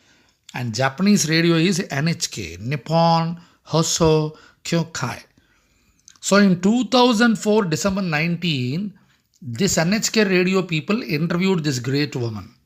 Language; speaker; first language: English; non-native, local second language; Telugu